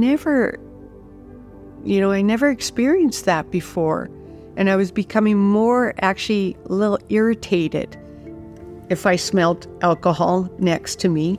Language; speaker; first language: English; native; English